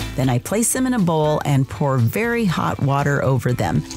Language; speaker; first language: English; native; English